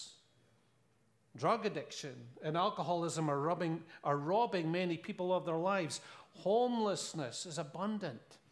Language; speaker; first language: English; native; English